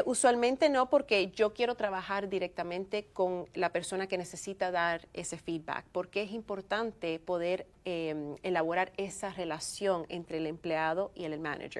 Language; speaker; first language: Spanish; early bilingual, heritage; Spanish